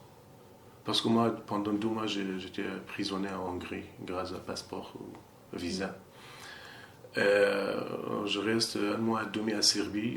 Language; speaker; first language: French; non-native, learner; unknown